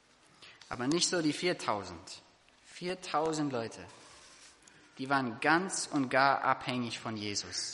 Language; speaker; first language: German; non-native, fluent; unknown